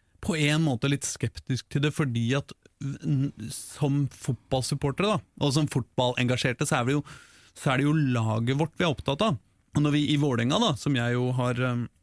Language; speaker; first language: Norwegian; native; Norwegian